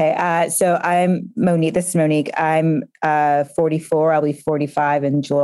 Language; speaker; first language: English; native; English